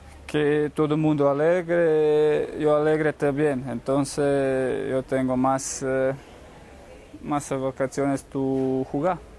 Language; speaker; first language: Spanish; non-native, learner; Croatian